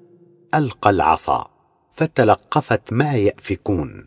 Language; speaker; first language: Arabic; native; Arabic